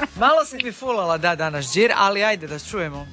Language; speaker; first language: Serbian; native; Serbian